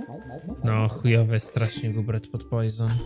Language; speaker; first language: Polish; native; Polish